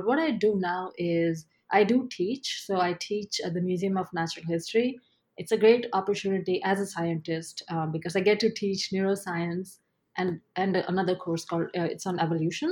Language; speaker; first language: English; non-native, local second language; Gujarati